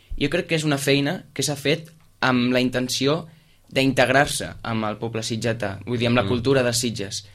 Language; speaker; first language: Catalan; native; Catalan